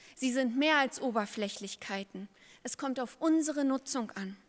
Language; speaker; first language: German; native; German